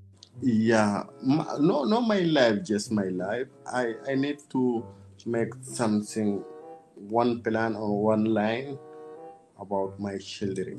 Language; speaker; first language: English; non-native, learner; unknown